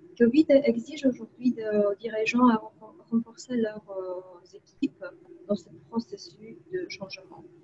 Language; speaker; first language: French; non-native, fluent; Polish